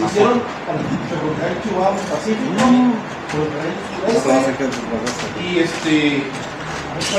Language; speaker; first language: Spanish; native; Spanish